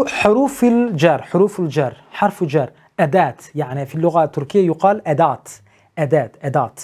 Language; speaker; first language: Arabic; non-native, learner; Turkish